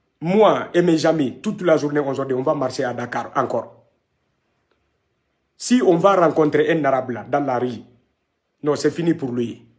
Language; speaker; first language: French; non-native, local second language; Wolof